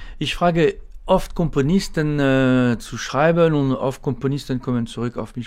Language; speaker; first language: German; non-native, fluent; French